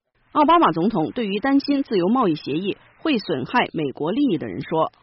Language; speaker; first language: Chinese; native; Chinese